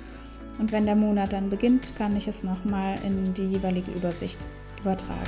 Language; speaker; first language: German; native; German